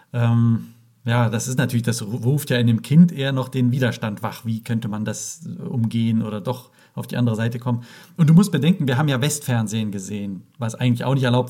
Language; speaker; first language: German; native; German